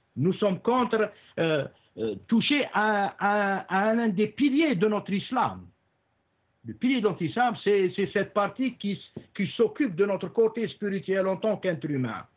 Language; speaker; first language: French; non-native, local second language; Arabic